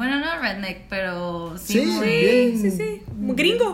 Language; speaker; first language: Spanish; native; Spanish